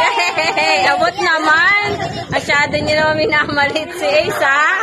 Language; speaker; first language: Filipino; native; Filipino